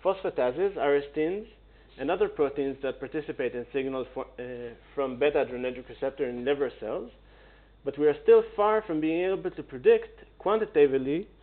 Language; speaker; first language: English; non-native, fluent; Hebrew